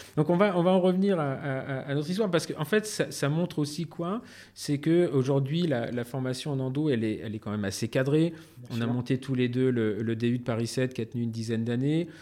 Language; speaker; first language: French; native; French